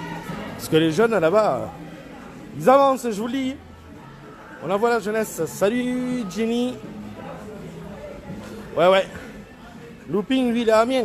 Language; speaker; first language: French; native; French